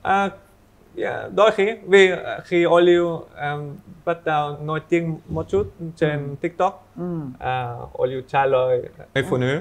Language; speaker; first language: Vietnamese; non-native, learner; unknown